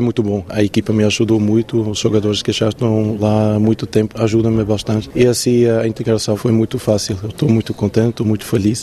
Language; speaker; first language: Portuguese; non-native, fluent; Swiss German